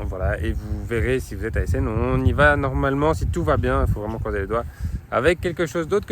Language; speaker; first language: French; native; French